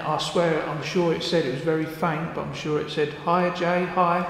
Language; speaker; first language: English; native; English